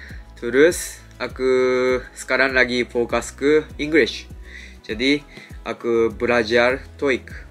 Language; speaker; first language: Indonesian; non-native, fluent; Japanese